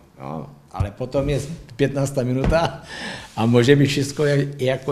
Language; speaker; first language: Polish; non-native, learner; Czech